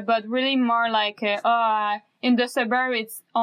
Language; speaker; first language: English; non-native, fluent; French